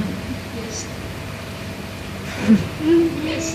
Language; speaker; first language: English; non-native, learner; Thai